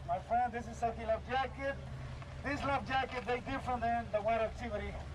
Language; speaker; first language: English; non-native, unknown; Spanish